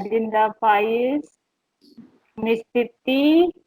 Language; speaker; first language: English; non-native, fluent; Indonesian